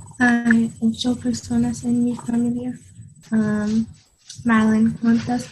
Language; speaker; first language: Spanish; non-native, learner; English